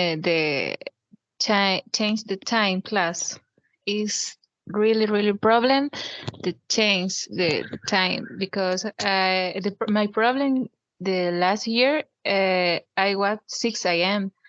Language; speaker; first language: English; non-native, learner; Spanish